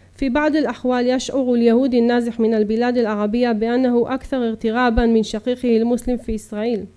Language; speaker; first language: Arabic; early bilingual, heritage; Arabic